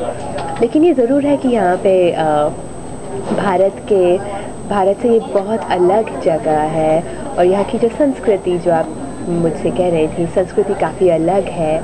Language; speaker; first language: Hindi; native; Hindi